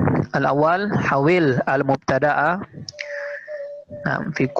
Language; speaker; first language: Arabic; non-native, fluent; Indonesian